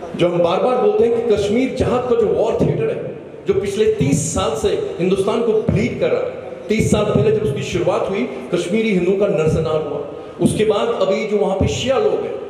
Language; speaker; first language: Urdu; non-native, local second language; Kashmiri